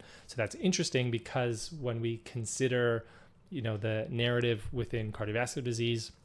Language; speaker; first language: English; native; English